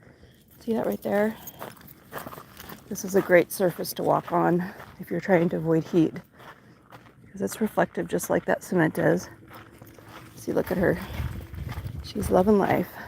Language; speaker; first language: English; native; English